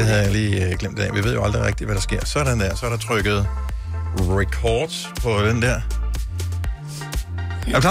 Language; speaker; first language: Danish; native; Danish